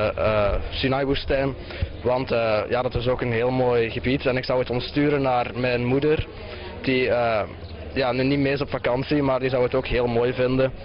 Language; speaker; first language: Dutch; native; Dutch